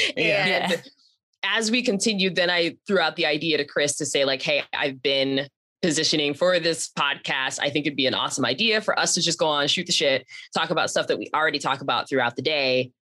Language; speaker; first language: English; native; English